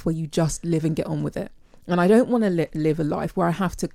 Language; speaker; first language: English; native; English